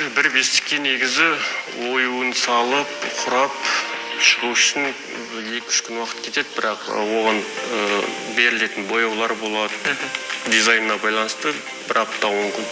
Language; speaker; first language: Kazakh; early bilingual, heritage; Kazakh